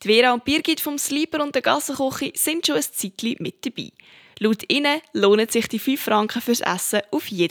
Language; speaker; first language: German; native; German